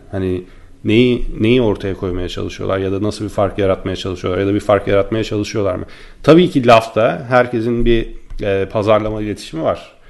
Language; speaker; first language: Turkish; native; Turkish